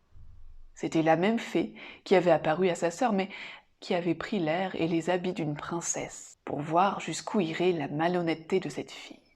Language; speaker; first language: French; native; French